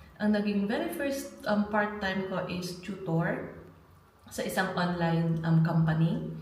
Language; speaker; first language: Filipino; native; Filipino